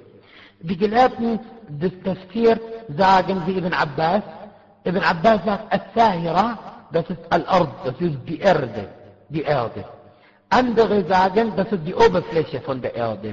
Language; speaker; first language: German; non-native, fluent; Arabic